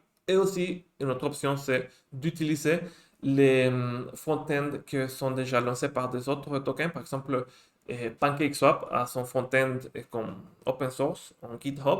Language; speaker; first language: French; non-native, fluent; Spanish